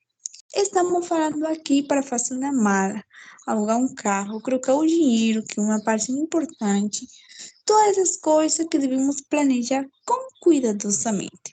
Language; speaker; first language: Portuguese; non-native, fluent; Spanish